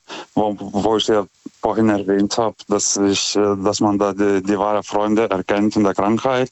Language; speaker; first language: German; non-native, fluent; Lithuanian